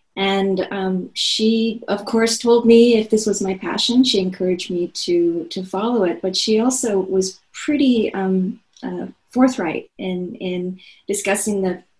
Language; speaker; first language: English; non-native, fluent; Korean